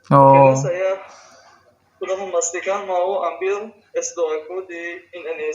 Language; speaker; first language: Indonesian; non-native, fluent; Tajik